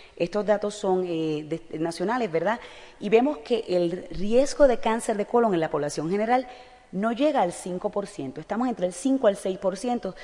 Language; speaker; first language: Spanish; native; Spanish